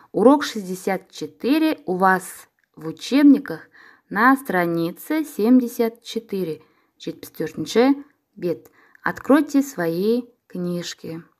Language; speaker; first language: Russian; non-native, local second language; Kazakh